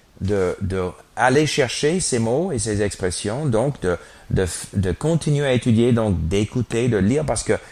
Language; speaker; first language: French; non-native, fluent; English